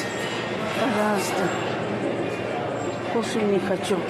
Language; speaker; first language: Russian; non-native, local second language; Tatar